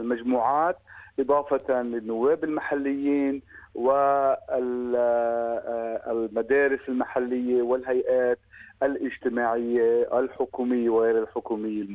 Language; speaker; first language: Arabic; native; Arabic